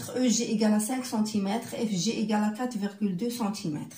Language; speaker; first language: French; non-native, local second language; Arabic